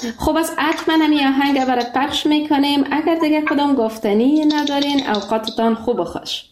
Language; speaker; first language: Persian; native; Persian